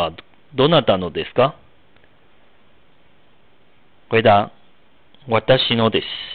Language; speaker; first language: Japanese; non-native, fluent; Chinese